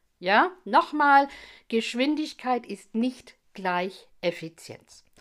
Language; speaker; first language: German; non-native, fluent; English